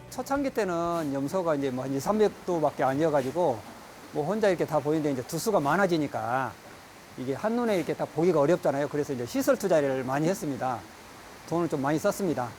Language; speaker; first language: Korean; native; Korean